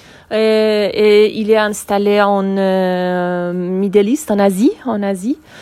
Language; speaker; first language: French; non-native, learner; Persian